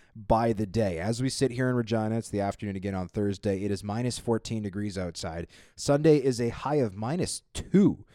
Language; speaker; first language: English; native; English